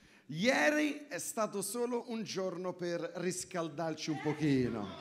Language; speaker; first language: Italian; native; Italian